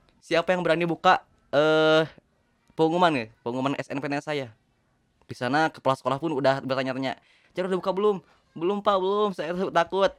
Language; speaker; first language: Indonesian; non-native, local second language; Sundanese